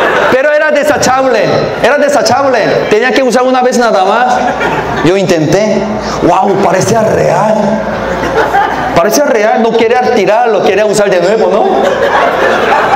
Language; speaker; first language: Spanish; non-native, fluent; Korean